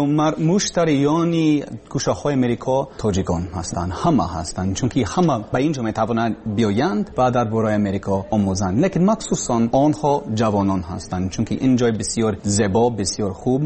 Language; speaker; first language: Persian; non-native, learner; English